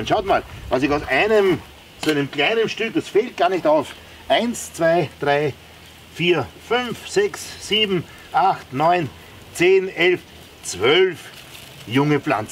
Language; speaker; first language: German; native; German